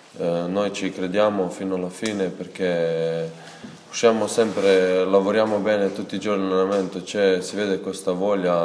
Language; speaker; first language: Italian; non-native, fluent; Serbian